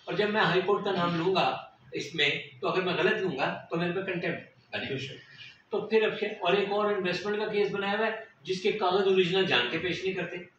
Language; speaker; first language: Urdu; native; Urdu